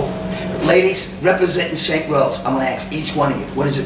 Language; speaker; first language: English; native; English